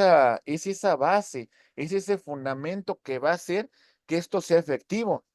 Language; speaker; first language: Spanish; native; Spanish